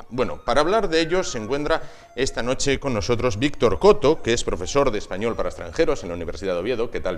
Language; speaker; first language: Spanish; native; Spanish